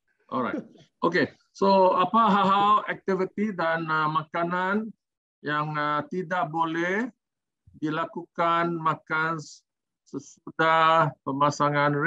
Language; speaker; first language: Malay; non-native, learner; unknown